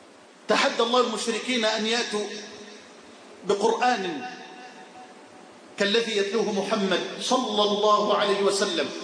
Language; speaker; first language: Arabic; native; Arabic